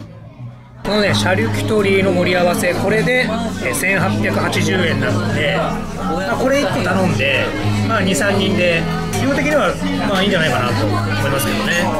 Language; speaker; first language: Japanese; native; Japanese